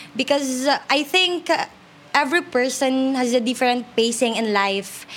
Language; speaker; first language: English; non-native, local second language; Hiligaynon